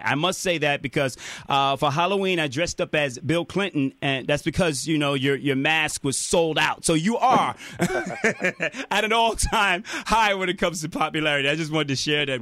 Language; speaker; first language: English; native; English